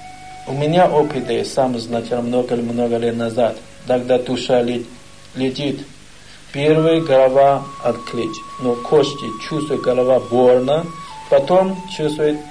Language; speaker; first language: Russian; non-native, learner; Chinese